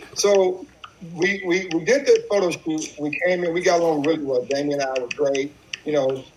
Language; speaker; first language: English; native; English